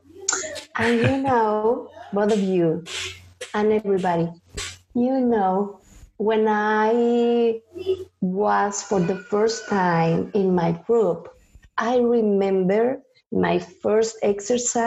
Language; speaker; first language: English; non-native, learner; Spanish